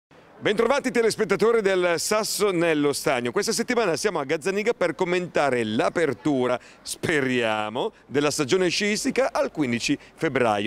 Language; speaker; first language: Italian; native; Italian